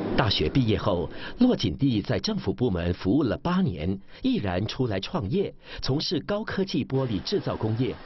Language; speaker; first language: Chinese; native; Chinese